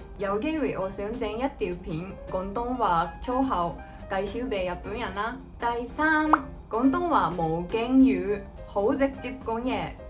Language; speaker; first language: Cantonese; non-native, fluent; Japanese